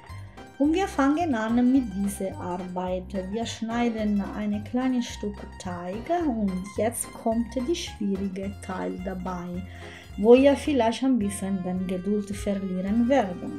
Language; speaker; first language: German; non-native, fluent; Italian